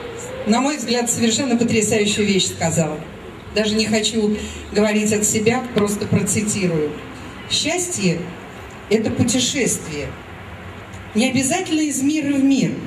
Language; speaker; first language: Russian; native; Russian